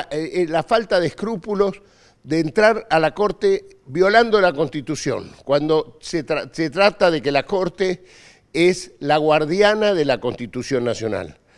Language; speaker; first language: Spanish; native; Spanish